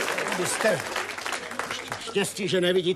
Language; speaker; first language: Czech; native; Czech